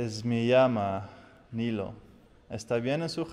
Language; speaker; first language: Spanish; non-native, learner; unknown